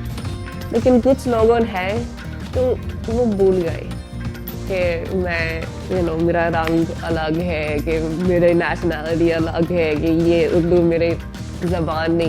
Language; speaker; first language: Hindi; non-native, learner; English